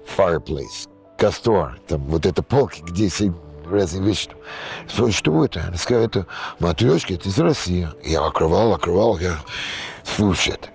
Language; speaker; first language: Russian; non-native, learner; English